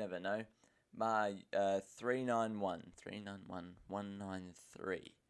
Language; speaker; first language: English; native; English